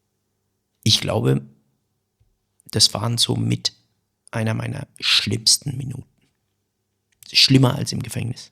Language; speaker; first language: German; early bilingual, other home language; Persian